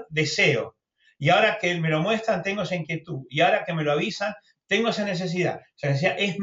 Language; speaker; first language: Spanish; native; Spanish